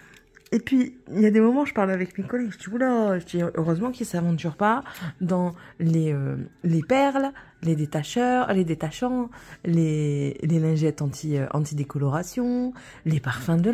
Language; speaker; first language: French; native; French